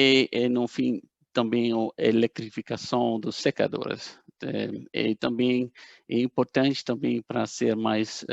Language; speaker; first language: Portuguese; non-native, fluent; Dutch